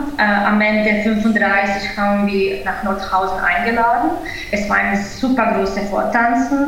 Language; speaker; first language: German; non-native, fluent; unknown